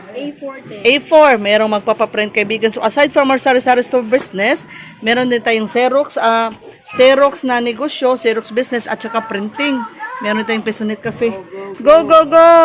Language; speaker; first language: Filipino; non-native, local second language; Cebuano